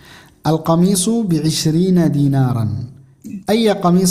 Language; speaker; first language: Arabic; non-native, fluent; Indonesian